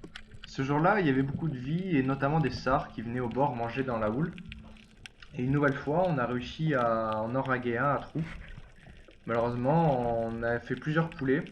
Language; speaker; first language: French; native; French